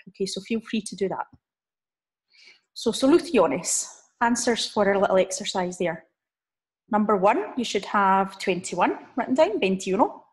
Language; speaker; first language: English; native; English